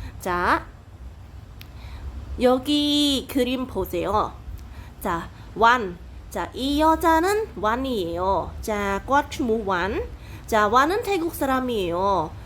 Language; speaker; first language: Korean; non-native, fluent; Khmer